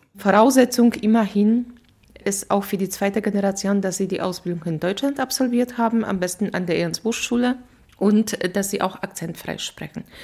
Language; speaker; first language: German; non-native, fluent; Polish